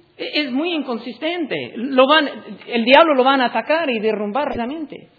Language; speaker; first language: Spanish; non-native, fluent; English